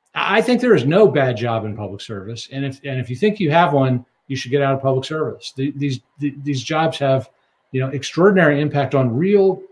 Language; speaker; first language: English; native; English